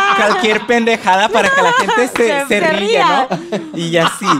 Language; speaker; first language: Spanish; early bilingual, heritage; Spanish